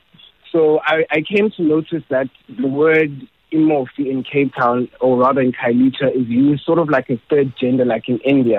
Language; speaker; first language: English; non-native, local second language; Xhosa